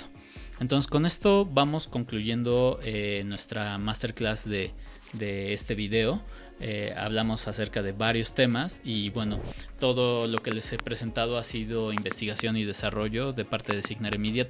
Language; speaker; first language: Spanish; native; Spanish